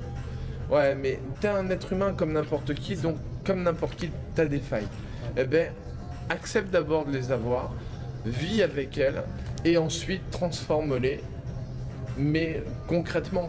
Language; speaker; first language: French; native; French